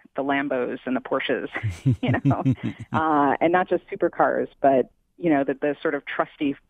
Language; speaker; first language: English; native; English